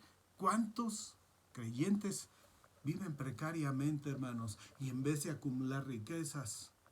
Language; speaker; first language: Spanish; native; Spanish